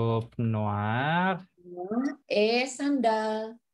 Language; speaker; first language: French; non-native, learner; Indonesian